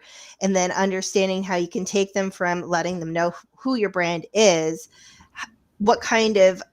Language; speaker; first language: English; native; English